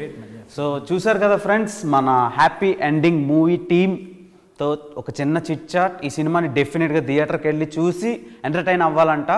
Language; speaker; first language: Telugu; native; Telugu